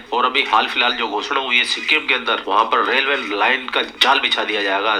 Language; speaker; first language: Hindi; native; Hindi